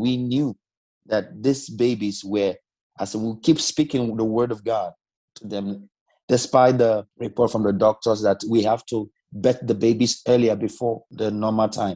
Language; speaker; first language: English; non-native, local second language; Igbo